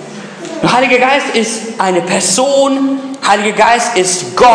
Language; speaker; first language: German; early bilingual, other home language; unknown